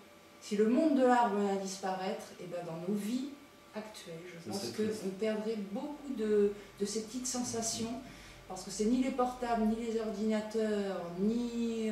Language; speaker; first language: French; native; French